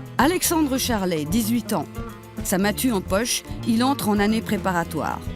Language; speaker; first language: French; native; French